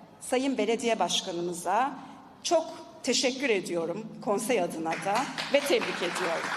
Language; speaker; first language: Turkish; native; Turkish